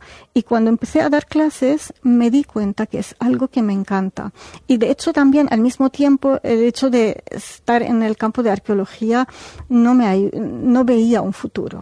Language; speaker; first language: Spanish; non-native, fluent; Arabic